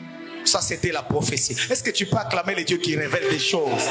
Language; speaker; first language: French; non-native, local second language; Lingala